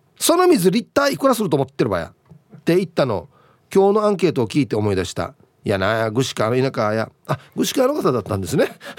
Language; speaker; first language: Japanese; native; Japanese